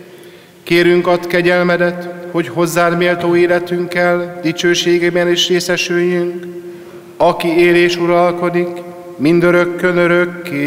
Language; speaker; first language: Hungarian; native; Hungarian